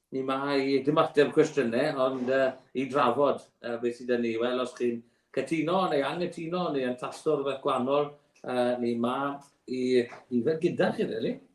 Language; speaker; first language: Welsh; native; Welsh